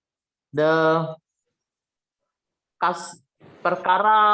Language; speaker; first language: English; non-native, learner; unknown